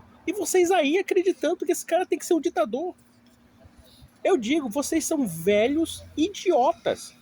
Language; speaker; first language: Portuguese; native; Portuguese